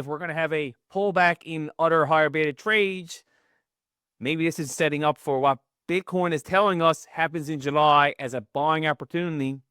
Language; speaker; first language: English; native; English